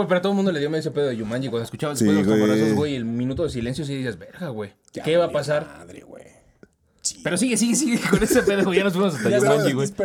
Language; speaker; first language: Spanish; native; Spanish